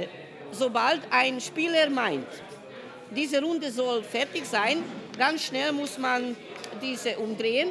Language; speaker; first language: German; non-native, fluent; Hungarian